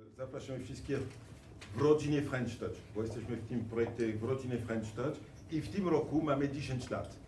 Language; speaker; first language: Polish; non-native, fluent; French